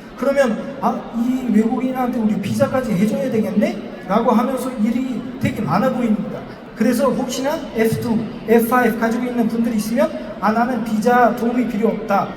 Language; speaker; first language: Korean; non-native, fluent; Uzbek